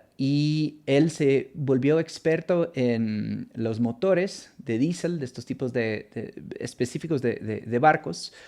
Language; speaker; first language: Spanish; non-native, fluent; English